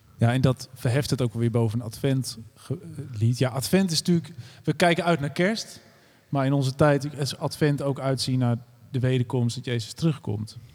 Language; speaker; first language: Dutch; native; Dutch